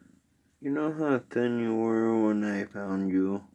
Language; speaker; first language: English; native; English